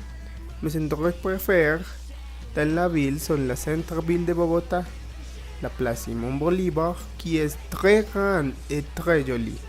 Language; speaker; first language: French; non-native, learner; Spanish